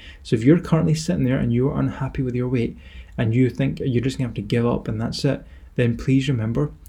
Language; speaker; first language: English; native; English